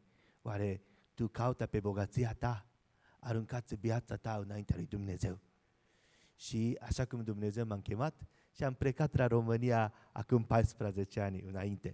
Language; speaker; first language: Romanian; non-native, learner; Japanese